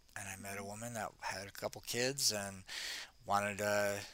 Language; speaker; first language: English; native; English